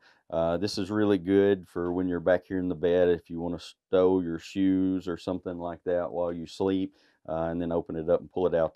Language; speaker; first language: English; native; English